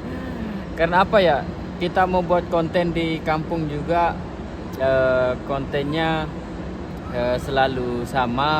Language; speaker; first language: Indonesian; non-native, local second language; Sasak